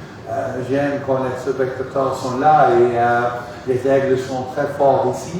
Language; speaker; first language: French; non-native, fluent; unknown